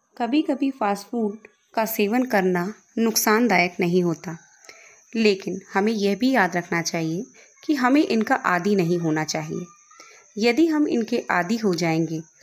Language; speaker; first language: Hindi; native; Hindi